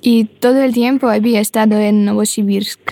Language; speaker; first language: Spanish; non-native, fluent; Russian